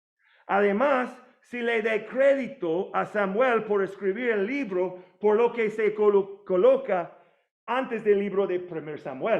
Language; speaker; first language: Spanish; non-native, learner; English